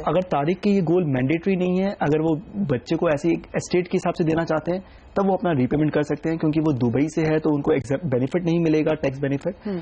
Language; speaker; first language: Hindi; native; Hindi